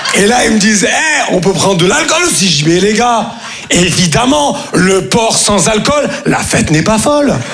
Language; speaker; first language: French; native; French